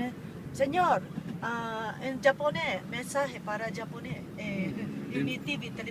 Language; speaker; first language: Spanish; non-native, learner; Filipino